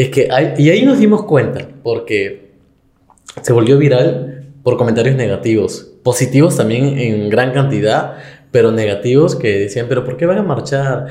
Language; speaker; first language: Spanish; native; Spanish